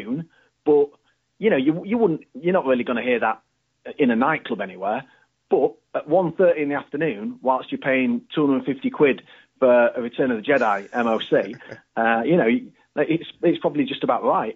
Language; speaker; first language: English; native; English